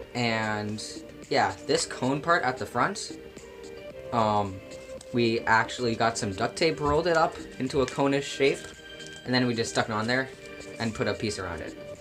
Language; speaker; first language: English; native; English